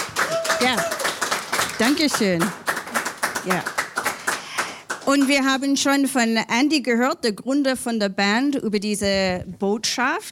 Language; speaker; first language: German; non-native, learner; English